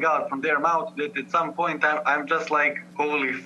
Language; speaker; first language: English; non-native, fluent; Serbian